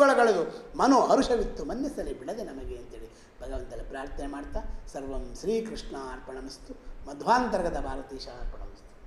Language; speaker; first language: Kannada; native; Kannada